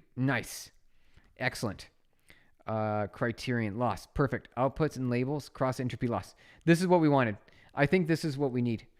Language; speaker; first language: English; native; English